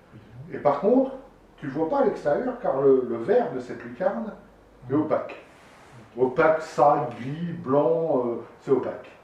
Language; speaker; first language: French; native; French